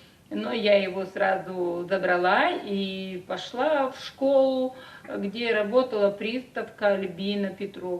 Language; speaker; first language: Russian; native; Russian